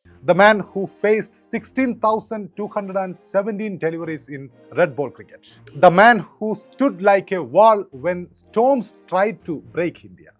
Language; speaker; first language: English; non-native, local second language; Malayalam